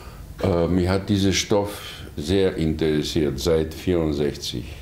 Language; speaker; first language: German; non-native, fluent; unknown